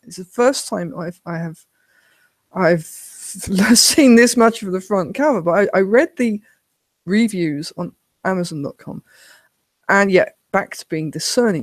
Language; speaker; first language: English; native; English